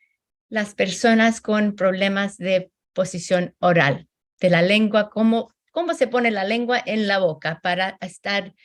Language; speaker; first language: Spanish; early bilingual, heritage; Spanish